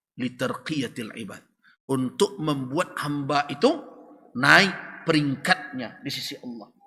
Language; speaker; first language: Malay; non-native, local second language; Minangkabau